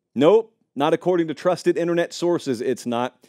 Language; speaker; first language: English; native; English